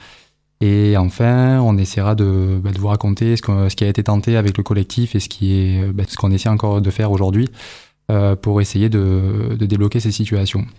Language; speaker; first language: French; native; French